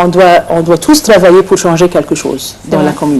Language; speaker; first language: French; non-native, fluent; Arabic